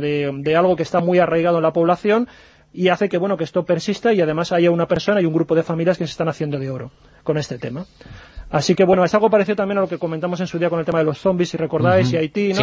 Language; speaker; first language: Spanish; native; Spanish